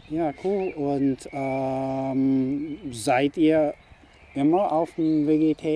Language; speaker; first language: German; non-native, fluent; English